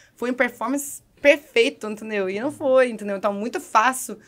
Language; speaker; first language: Portuguese; early bilingual, heritage; English